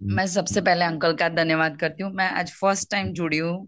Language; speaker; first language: Hindi; non-native, local second language; Gujarati